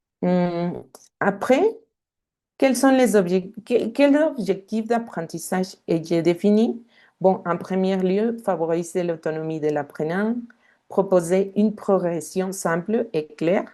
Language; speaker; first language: French; non-native, fluent; Spanish